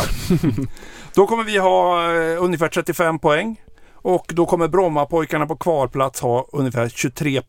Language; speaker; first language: Swedish; native; Swedish